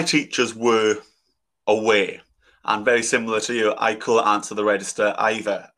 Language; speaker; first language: English; native; English